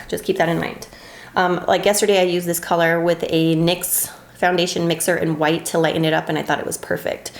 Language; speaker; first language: English; native; English